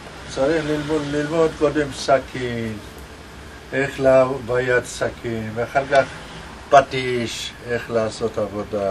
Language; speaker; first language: Hebrew; non-native, learner; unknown